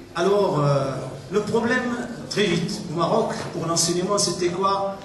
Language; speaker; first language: French; non-native, local second language; Arabic